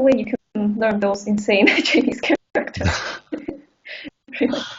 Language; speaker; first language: English; non-native, fluent; Russian